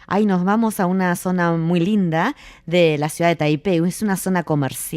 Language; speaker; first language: Spanish; non-native, fluent; Chinese